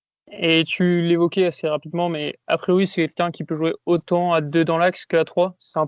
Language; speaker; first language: French; native; French